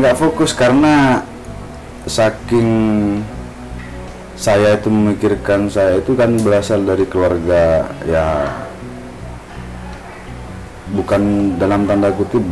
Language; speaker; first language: Indonesian; non-native, local second language; Madurese